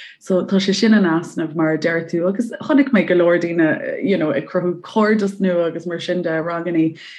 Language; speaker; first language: Irish; non-native, local second language; English